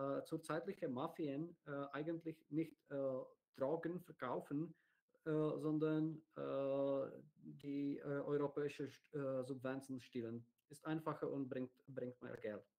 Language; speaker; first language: German; non-native, learner; Czech